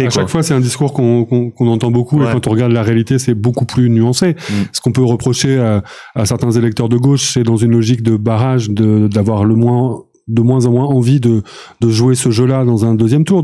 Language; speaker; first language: French; native; French